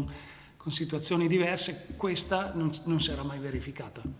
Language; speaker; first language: Italian; native; Italian